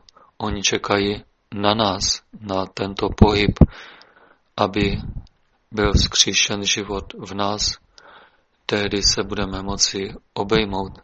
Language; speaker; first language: Czech; native; Czech